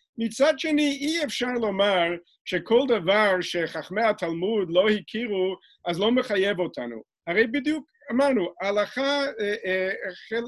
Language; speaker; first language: Hebrew; non-native, fluent; English